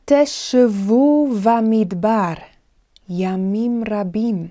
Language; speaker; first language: Hebrew; non-native, fluent; English